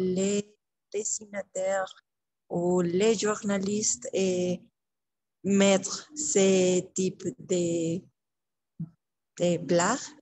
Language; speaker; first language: French; non-native, learner; Spanish